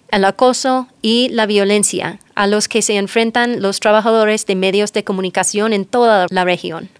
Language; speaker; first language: Spanish; non-native, fluent; English